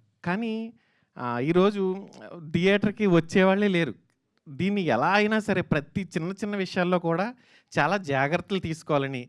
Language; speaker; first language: Telugu; native; Telugu